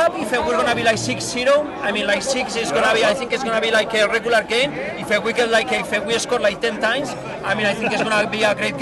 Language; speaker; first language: English; non-native, fluent; Spanish